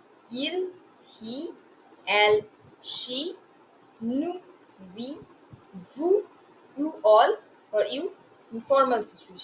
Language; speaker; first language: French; non-native, fluent; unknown